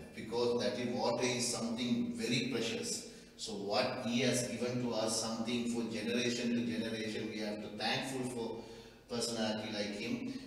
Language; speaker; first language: English; non-native, local second language; Sinhala